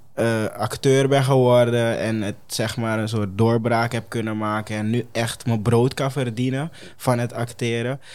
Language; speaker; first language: Dutch; non-native, fluent; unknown